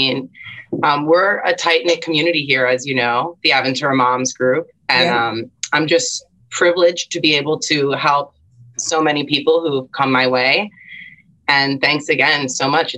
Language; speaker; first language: English; native; English